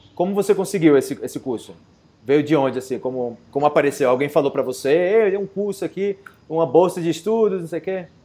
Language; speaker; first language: Portuguese; native; Portuguese